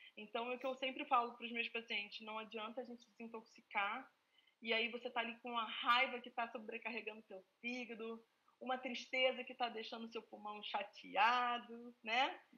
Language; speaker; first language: Portuguese; native; Portuguese